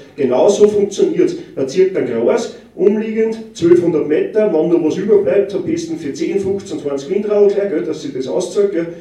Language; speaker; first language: German; native; German